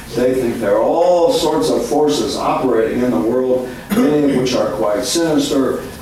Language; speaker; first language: English; native; English